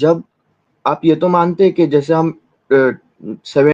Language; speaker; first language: Hindi; native; Hindi